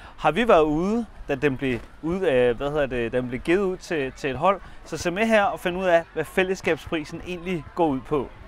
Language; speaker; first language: Danish; native; Danish